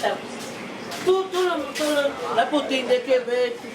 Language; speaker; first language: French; non-native, learner; Spanish